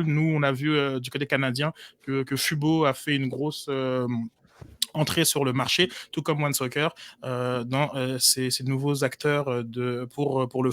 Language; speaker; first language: French; native; French